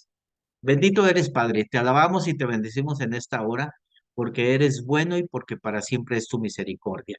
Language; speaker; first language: Spanish; native; Spanish